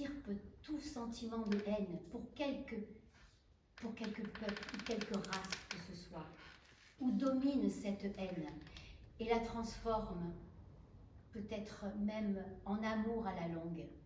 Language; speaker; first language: French; native; French